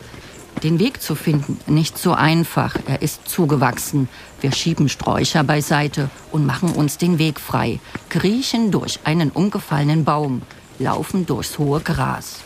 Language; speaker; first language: German; native; German